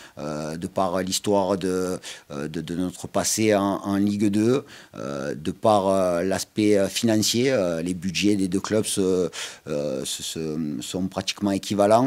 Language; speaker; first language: French; native; French